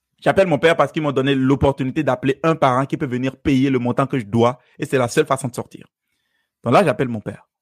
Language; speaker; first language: French; non-native, local second language; Fon